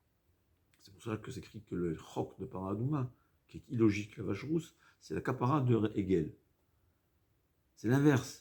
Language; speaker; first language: French; native; French